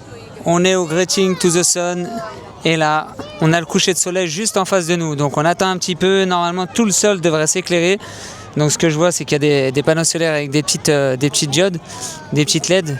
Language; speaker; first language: French; native; French